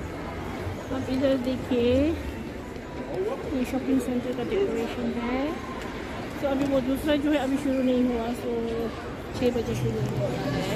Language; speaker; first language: Hindi; non-native, local second language; Tibetan